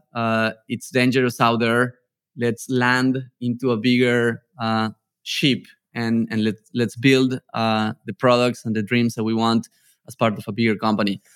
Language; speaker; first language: English; non-native, fluent; Spanish